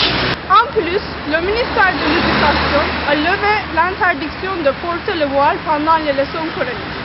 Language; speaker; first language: French; non-native, learner; Turkish